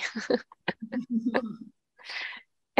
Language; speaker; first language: French; native; French